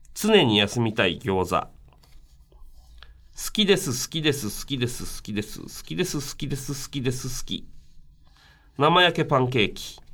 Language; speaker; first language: Japanese; native; Japanese